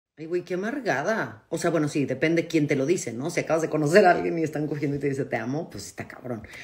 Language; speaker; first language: Spanish; native; Spanish